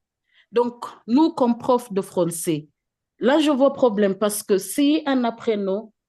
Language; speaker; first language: French; non-native, fluent; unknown